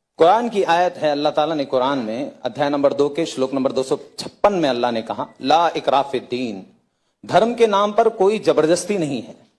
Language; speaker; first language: Hindi; native; Hindi